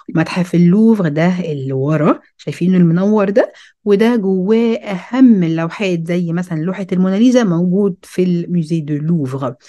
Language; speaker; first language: Arabic; early bilingual, heritage; Arabic